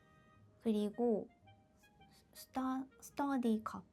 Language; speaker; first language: Korean; non-native, learner; Japanese